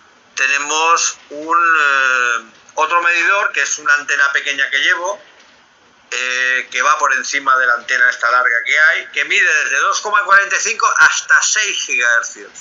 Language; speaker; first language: Spanish; native; Spanish